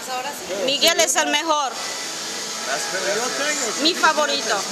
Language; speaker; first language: Spanish; non-native, learner; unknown